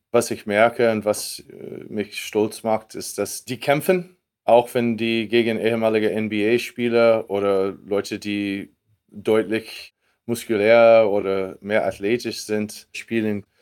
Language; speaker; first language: German; non-native, fluent; English